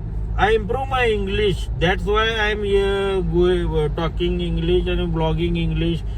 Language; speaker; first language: English; non-native, learner; Marathi